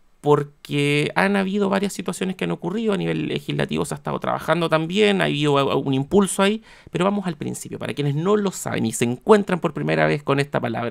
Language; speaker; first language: Spanish; native; Spanish